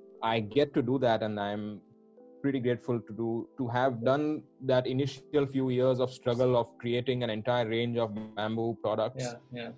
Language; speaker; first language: English; non-native, local second language; Gujarati